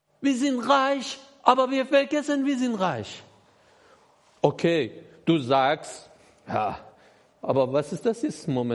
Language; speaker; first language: German; non-native, learner; Persian